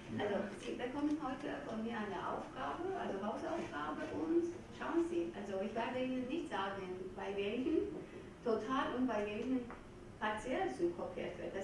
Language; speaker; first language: German; non-native, fluent; Georgian